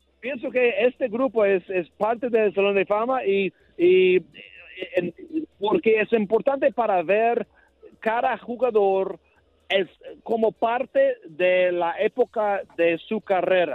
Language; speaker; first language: Spanish; non-native, learner; English